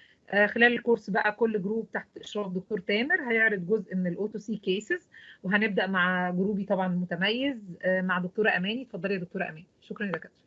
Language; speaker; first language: Arabic; native; Arabic